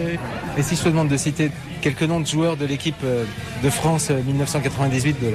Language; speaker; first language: French; native; French